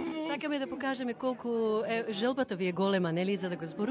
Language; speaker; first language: Macedonian; native; Macedonian